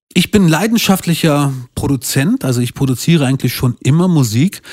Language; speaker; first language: German; early bilingual, other home language; Albanian